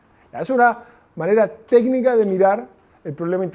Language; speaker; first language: Spanish; native; Spanish